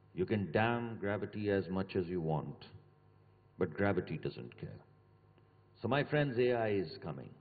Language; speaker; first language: English; non-native, local second language; Urdu